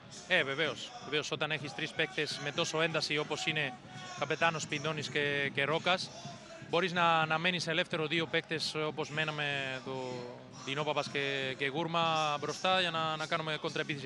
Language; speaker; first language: Greek; non-native, fluent; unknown